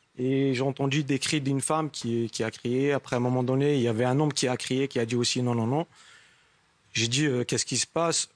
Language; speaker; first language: French; non-native, local second language; Arabic